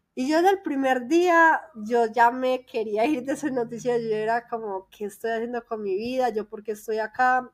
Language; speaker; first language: Spanish; native; Spanish